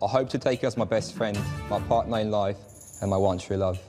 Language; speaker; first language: English; non-native, fluent; Polish